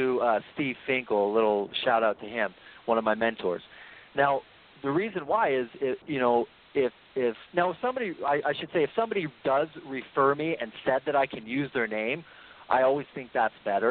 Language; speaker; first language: English; native; English